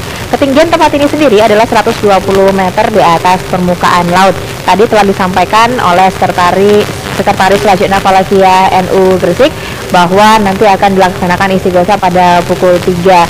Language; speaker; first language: Indonesian; native; Indonesian